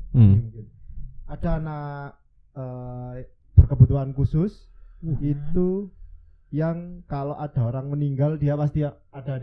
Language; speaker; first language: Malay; non-native, local second language; Javanese